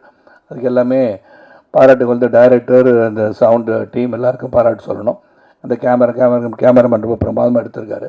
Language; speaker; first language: Tamil; native; Tamil